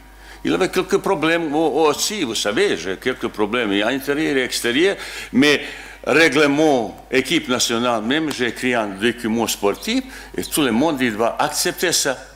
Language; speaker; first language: French; non-native, learner; Bosnian